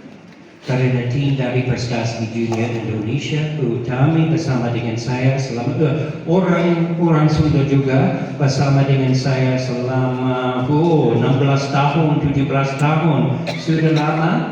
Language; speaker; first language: Indonesian; non-native, fluent; English